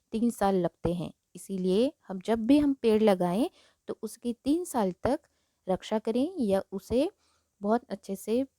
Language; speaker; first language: Hindi; non-native, local second language; Marathi